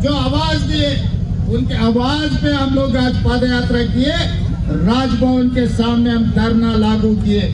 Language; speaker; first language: Hindi; non-native, local second language; Telugu